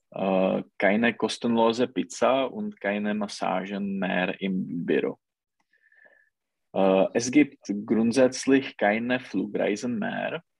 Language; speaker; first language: German; non-native, learner; Czech